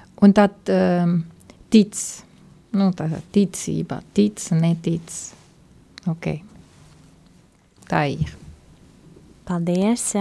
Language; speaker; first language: Latvian; non-native, fluent; Italian